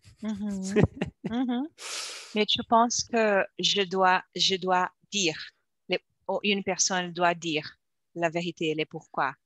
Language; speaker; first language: French; non-native, learner; Portuguese